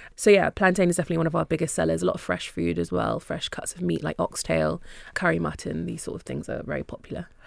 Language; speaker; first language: English; early bilingual, other home language; Yoruba